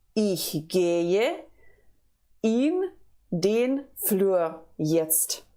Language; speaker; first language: German; non-native, fluent; Ukrainian